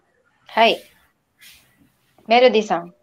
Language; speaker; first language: Japanese; non-native, fluent; Filipino